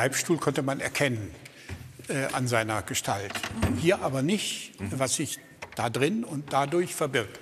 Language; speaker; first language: German; native; German